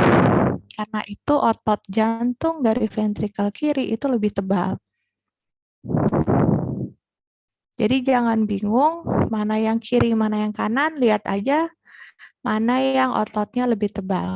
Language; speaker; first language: Indonesian; native; Indonesian